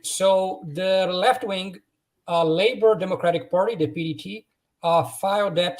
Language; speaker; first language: English; non-native, fluent; Portuguese